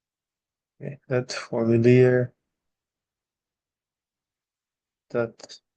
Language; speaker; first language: Dutch; non-native, learner; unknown